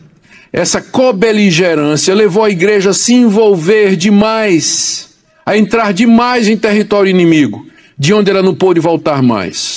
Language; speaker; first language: Portuguese; native; Portuguese